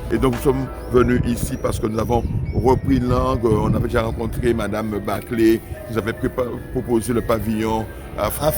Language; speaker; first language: French; native; French